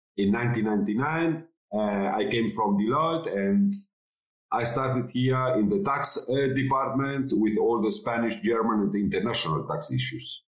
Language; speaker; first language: English; non-native, fluent; Spanish